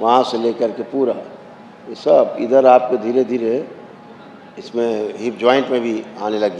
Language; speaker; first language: Hindi; native; Hindi